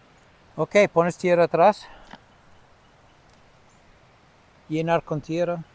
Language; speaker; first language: Spanish; non-native, learner; English